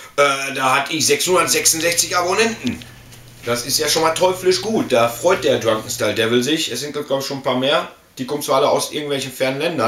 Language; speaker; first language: German; native; German